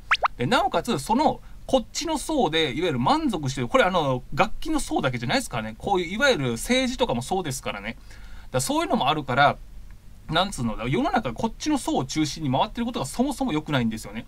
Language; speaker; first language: Japanese; native; Japanese